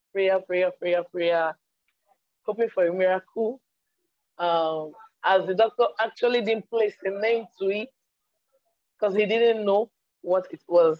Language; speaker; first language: English; non-native, local second language; Igbo